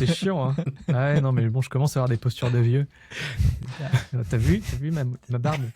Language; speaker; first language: French; native; French